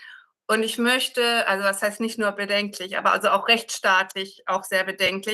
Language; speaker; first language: German; native; German